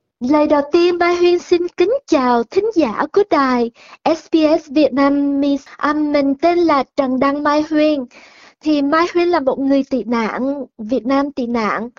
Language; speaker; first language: Vietnamese; early bilingual, heritage; Vietnamese